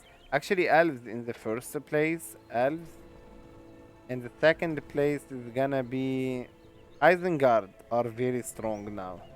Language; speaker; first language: English; non-native, fluent; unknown